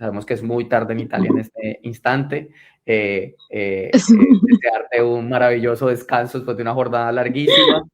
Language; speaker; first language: Spanish; native; Spanish